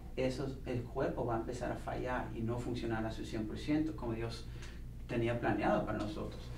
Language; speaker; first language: Spanish; non-native, fluent; English